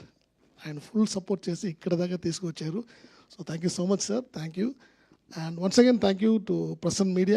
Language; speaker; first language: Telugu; non-native, learner; Tamil